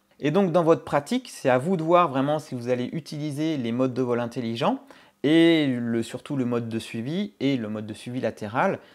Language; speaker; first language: French; native; French